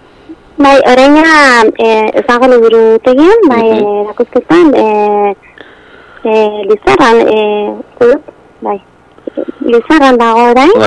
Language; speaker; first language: Basque; non-native, local second language; Spanish